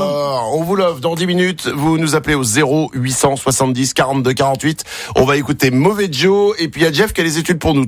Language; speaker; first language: French; native; French